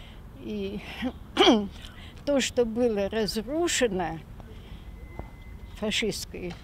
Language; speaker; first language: Russian; native; Russian